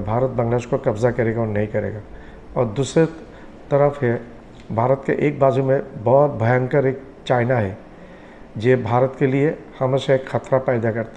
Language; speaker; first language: Hindi; non-native, learner; Bangla